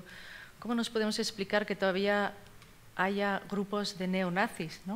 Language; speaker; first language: Spanish; native; Spanish